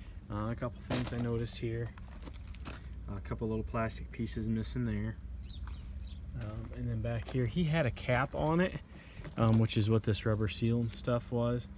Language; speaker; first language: English; native; English